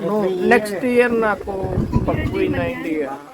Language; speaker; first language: Filipino; non-native, learner; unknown